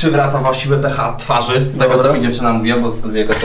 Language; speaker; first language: Polish; native; Polish